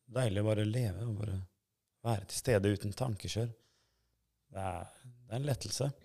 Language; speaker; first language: Norwegian; early bilingual, other home language; Albanian